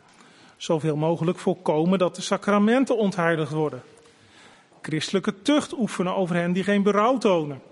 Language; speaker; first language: Dutch; native; Dutch